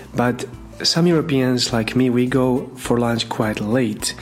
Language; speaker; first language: English; non-native, fluent; Slovak